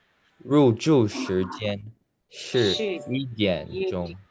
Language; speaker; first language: Chinese; early bilingual, heritage; Chinese